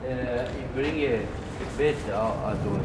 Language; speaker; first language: German; non-native, learner; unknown